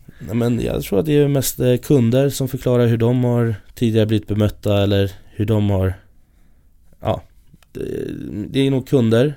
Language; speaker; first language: Swedish; native; Swedish